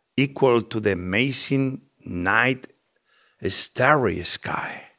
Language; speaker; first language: English; non-native, fluent; Spanish